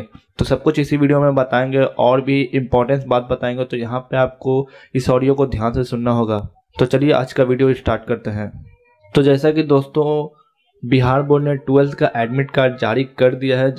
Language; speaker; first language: Hindi; native; Hindi